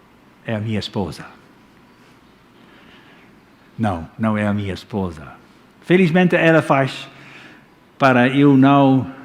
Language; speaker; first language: Portuguese; non-native, fluent; Dutch